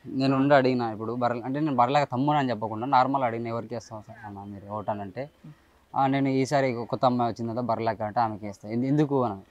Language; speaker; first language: Telugu; native; Telugu